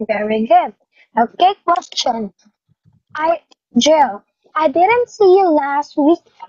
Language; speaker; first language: English; non-native, fluent; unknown